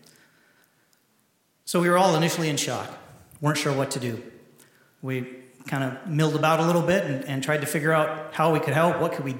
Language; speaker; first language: English; native; English